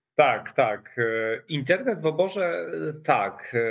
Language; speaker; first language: Polish; native; Polish